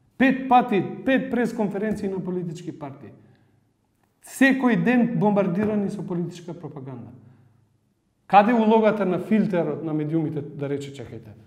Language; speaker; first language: Macedonian; non-native, local second language; Albanian